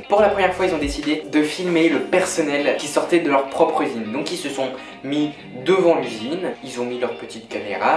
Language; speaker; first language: French; native; French